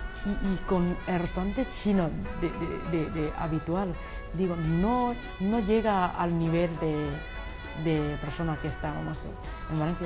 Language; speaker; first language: Spanish; non-native, learner; Chinese